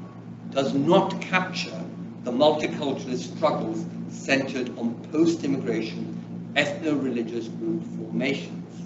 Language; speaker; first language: English; early bilingual, other home language; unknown